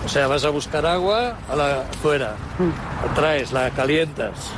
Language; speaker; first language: Spanish; native; Spanish